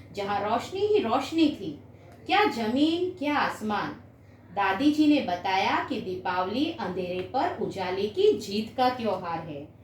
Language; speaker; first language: Hindi; non-native, local second language; Gujarati